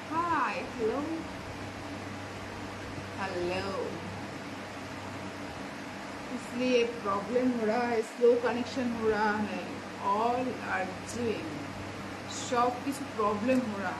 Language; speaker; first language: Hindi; non-native, local second language; Bangla